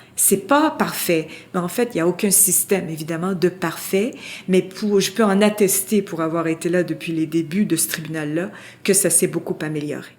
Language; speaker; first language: French; native; French